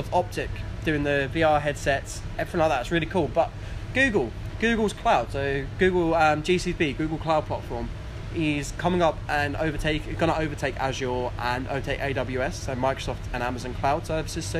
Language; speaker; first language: English; native; English